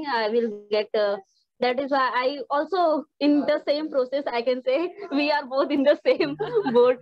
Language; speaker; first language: English; non-native, learner; Hindi